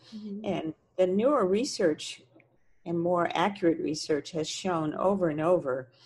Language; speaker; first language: English; native; English